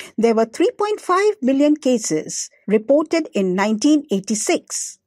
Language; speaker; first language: English; non-native, local second language; Hindi